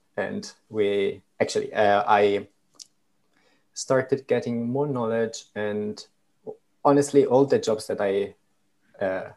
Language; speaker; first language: English; non-native, fluent; Italian